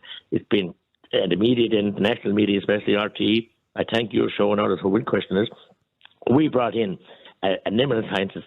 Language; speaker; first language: English; native; English